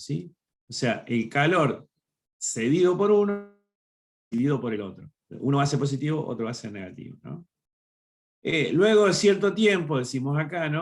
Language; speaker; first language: Spanish; native; Spanish